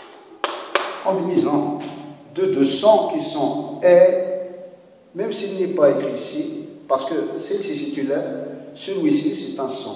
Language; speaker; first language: French; non-native, local second language; Arabic